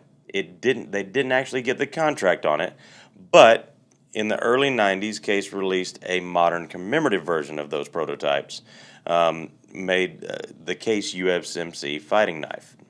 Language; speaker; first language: English; native; English